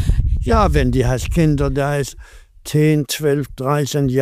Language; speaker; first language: German; non-native, learner; Danish